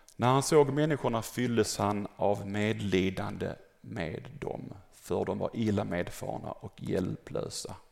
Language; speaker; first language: Swedish; native; Swedish